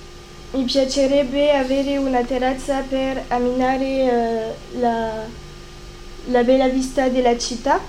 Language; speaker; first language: Italian; non-native, learner; French